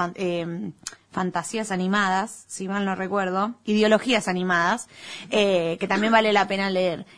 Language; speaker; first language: Spanish; native; Spanish